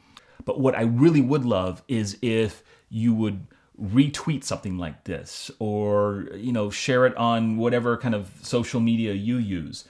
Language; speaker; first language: English; native; English